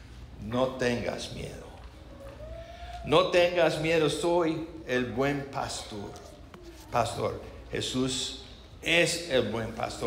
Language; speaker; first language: Spanish; non-native, learner; English